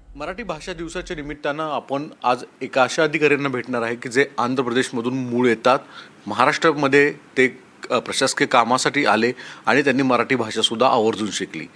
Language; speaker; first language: Marathi; native; Marathi